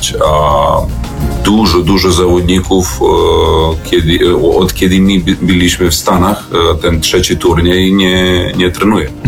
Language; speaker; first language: Polish; non-native, learner; Serbian